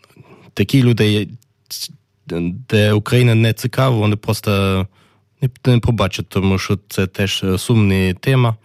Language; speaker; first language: Ukrainian; non-native, learner; German